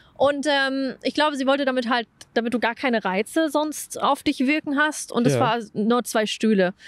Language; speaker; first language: German; native; German